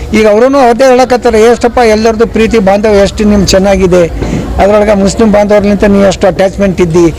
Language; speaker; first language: Kannada; non-native, local second language; Lambadi